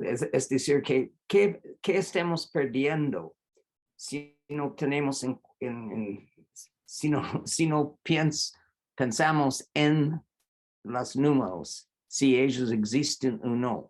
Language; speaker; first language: Spanish; non-native, fluent; English